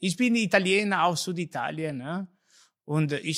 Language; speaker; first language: German; non-native, learner; Italian